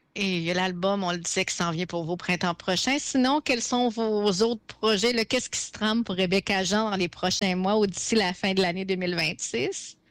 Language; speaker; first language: French; native; French